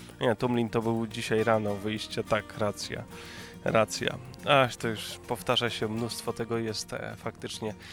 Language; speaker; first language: Polish; native; Polish